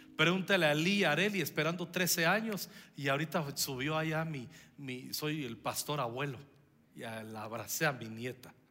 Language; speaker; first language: Spanish; native; Spanish